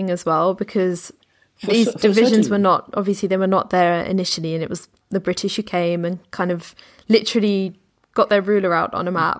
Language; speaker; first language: English; native; English